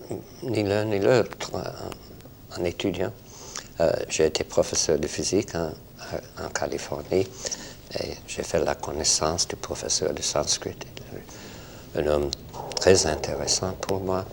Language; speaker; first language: French; non-native, fluent; English